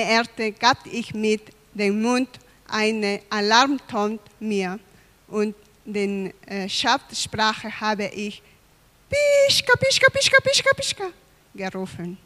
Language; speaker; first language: German; non-native, fluent; Spanish